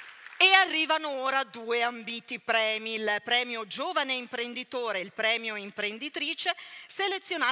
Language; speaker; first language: Italian; native; Italian